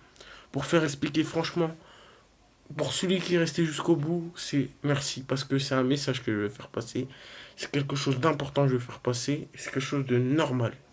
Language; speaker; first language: French; native; French